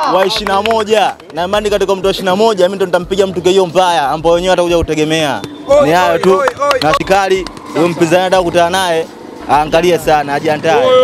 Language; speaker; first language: Swahili; native; Swahili